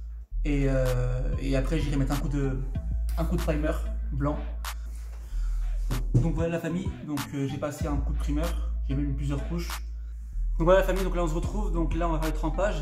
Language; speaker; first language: French; native; French